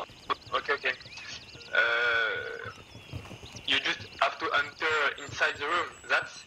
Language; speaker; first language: English; non-native, learner; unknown